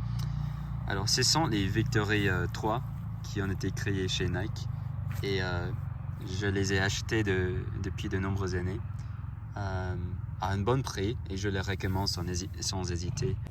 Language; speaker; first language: French; non-native, fluent; English